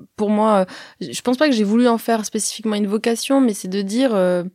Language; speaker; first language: French; early bilingual, other home language; Arabic